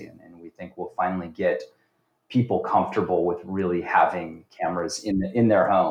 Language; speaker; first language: English; native; English